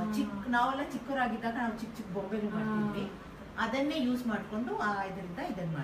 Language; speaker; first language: Kannada; non-native, local second language; Tamil